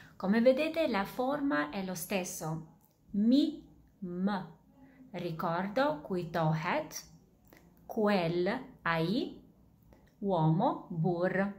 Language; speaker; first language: Italian; non-native, fluent; Albanian